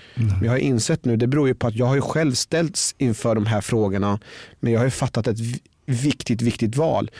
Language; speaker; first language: Swedish; early bilingual, other home language; Persian